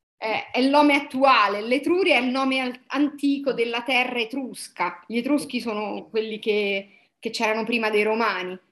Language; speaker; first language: Italian; native; Italian